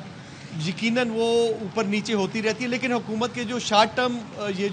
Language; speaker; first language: Urdu; native; Urdu